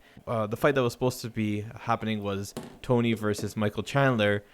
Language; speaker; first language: English; native; English